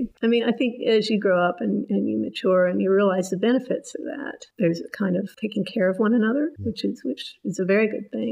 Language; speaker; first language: English; native; English